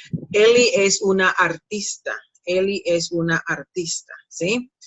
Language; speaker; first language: Spanish; non-native, fluent; English